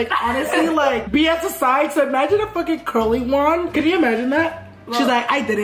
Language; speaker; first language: English; early bilingual, other home language; Spanish